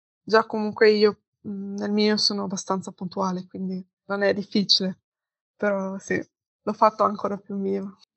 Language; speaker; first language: Italian; native; Italian